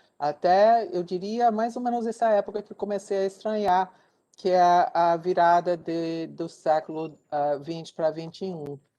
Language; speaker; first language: Portuguese; non-native, fluent; English